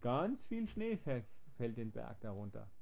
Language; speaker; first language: German; native; German